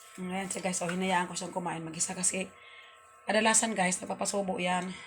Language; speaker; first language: Filipino; non-native, local second language; Cebuano